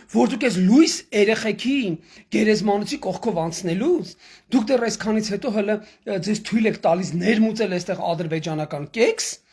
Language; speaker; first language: Armenian; native; Armenian